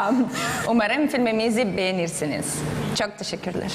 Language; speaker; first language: Turkish; non-native, learner; English